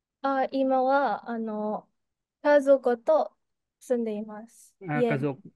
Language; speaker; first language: Japanese; non-native, learner; Filipino